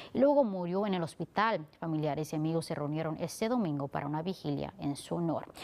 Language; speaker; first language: Spanish; early bilingual, heritage; Spanish